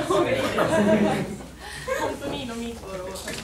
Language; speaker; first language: Japanese; non-native, learner; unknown